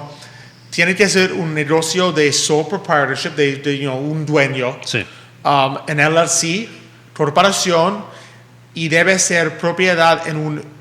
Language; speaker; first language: Spanish; early bilingual, heritage; English